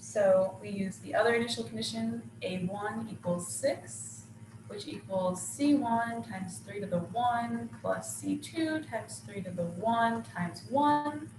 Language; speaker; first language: English; native; English